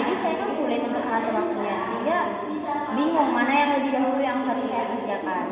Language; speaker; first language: Indonesian; native; Indonesian